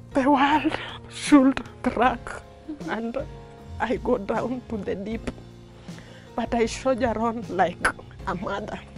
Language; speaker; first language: English; non-native, local second language; Luo (Kenya and Tanzania)